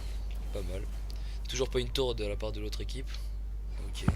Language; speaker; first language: French; native; French